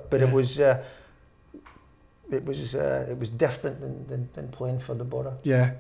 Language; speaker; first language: English; native; English